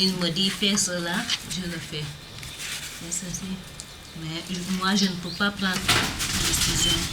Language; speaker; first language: French; non-native, learner; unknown